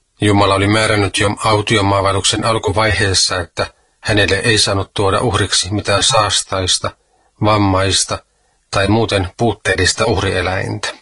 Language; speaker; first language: Finnish; native; Finnish